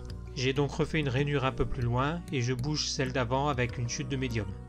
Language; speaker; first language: French; native; French